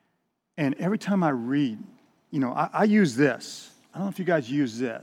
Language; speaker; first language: English; native; English